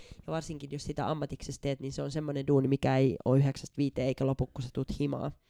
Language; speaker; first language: Finnish; native; Finnish